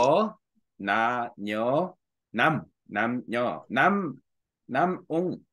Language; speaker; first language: Vietnamese; non-native, learner; Korean